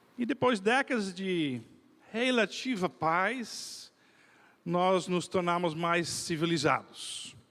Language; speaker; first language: Portuguese; non-native, fluent; Dutch